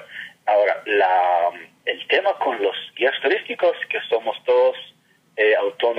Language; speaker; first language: Spanish; non-native, fluent; Hebrew